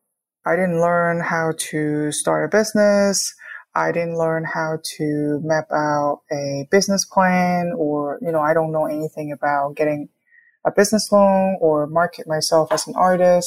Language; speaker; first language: English; non-native, local second language; Cantonese